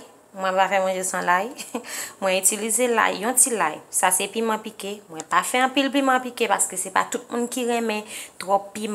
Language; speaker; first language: French; non-native, learner; Haitian Creole